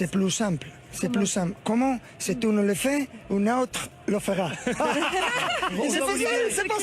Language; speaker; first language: French; non-native, learner; Spanish